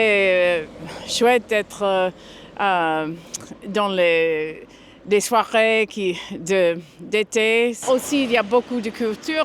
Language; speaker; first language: French; non-native, fluent; English